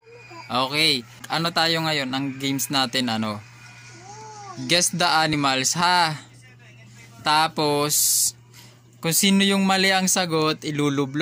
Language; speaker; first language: Filipino; native; Filipino